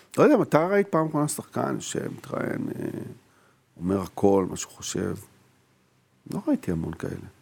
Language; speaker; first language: Hebrew; native; Hebrew